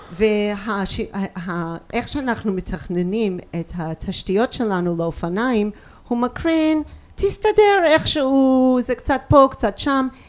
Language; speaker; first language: Hebrew; non-native, fluent; English